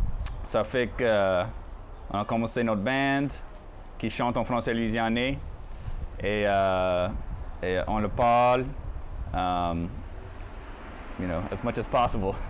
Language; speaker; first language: French; non-native, local second language; English